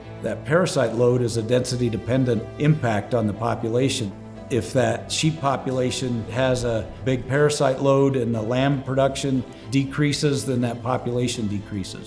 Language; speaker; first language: English; native; English